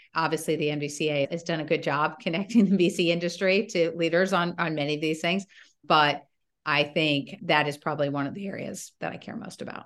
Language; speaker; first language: English; native; English